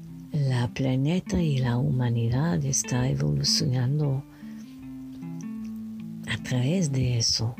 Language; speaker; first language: Spanish; non-native, learner; French